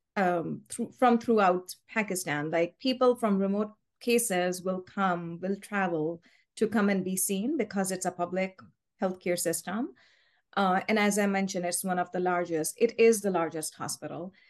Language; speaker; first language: English; non-native, local second language; Urdu